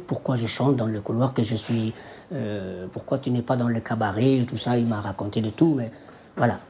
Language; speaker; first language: French; non-native, local second language; Somali